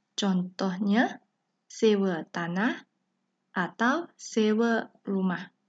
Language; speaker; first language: Malay; non-native, local second language; Chinese